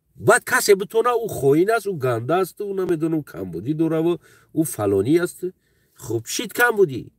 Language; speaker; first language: Tajik; native; Tajik